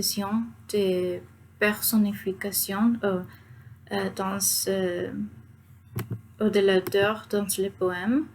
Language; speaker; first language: French; non-native, fluent; Spanish